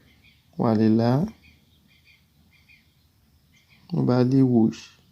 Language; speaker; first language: French; non-native, learner; Haitian Creole